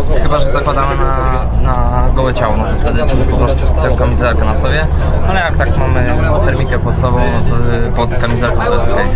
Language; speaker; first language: Polish; native; Polish